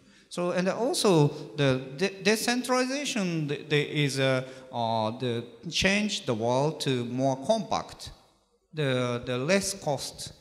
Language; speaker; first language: English; non-native, learner; Japanese